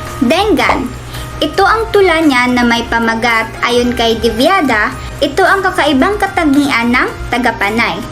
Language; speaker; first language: Filipino; non-native, local second language; Cebuano